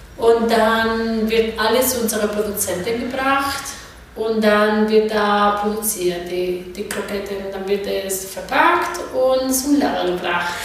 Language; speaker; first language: German; non-native, fluent; Spanish